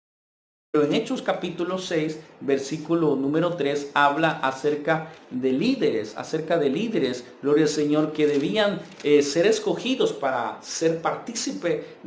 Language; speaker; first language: Spanish; native; Spanish